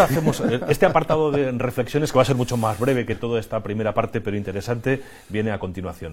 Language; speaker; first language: Spanish; native; Spanish